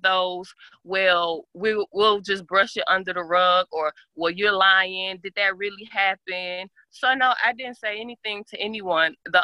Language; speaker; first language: English; native; English